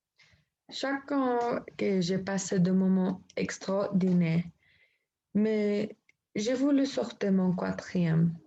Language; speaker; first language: French; non-native, learner; Spanish